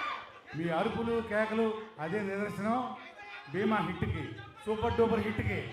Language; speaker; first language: Telugu; native; Telugu